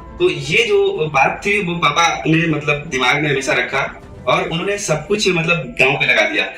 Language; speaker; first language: Hindi; native; Hindi